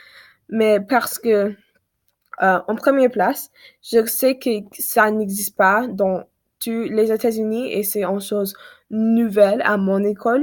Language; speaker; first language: French; non-native, learner; English